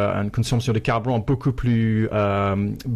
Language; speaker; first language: French; non-native, fluent; English